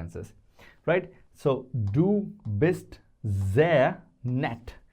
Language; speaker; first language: German; non-native, fluent; Hindi